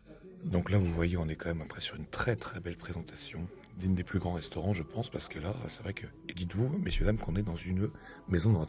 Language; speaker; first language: French; native; French